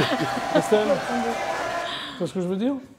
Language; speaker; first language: French; native; French